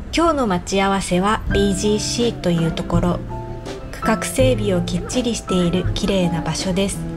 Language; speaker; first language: Japanese; native; Japanese